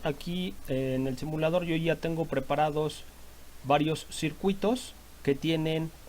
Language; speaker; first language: Spanish; native; Spanish